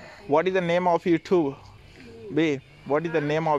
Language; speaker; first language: English; non-native, learner; Thai